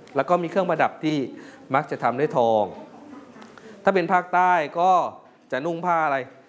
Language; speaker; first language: Thai; native; Thai